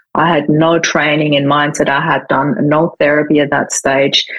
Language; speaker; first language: English; non-native, fluent; German